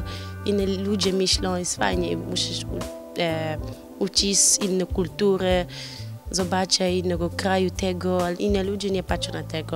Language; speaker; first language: Polish; non-native, learner; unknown